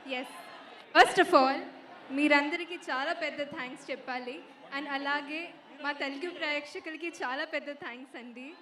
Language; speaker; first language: Telugu; non-native, local second language; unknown